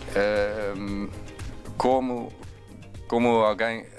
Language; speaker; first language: Portuguese; non-native, learner; Dutch